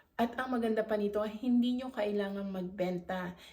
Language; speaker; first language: Filipino; native; Filipino